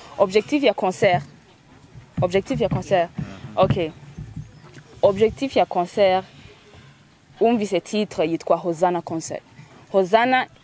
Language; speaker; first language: Rundi; early bilingual, heritage; Rundi